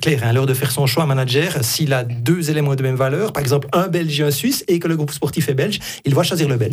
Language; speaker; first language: French; native; French